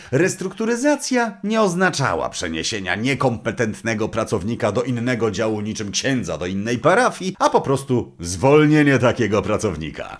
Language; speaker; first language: Polish; native; Polish